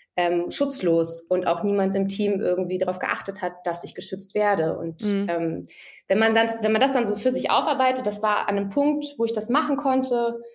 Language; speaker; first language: German; native; German